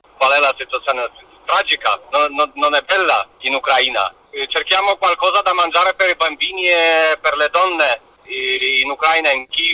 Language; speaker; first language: Italian; non-native, learner; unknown